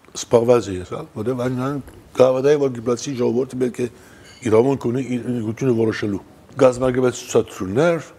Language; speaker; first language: Armenian; early bilingual, heritage; Armenian